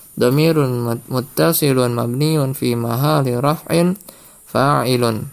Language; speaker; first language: Arabic; non-native, fluent; Indonesian